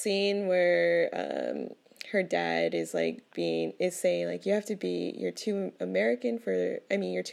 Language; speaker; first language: English; native; English